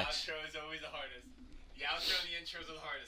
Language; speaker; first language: English; native; English